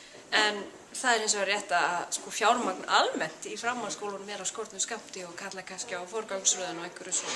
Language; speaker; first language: Icelandic; native; Icelandic